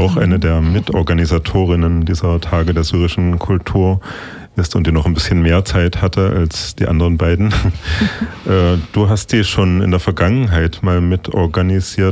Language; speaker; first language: German; native; German